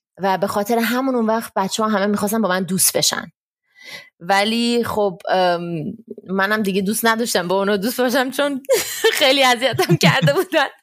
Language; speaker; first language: Persian; early bilingual, heritage; Persian